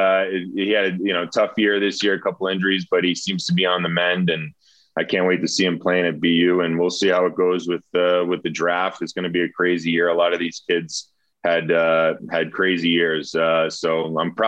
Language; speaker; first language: English; native; English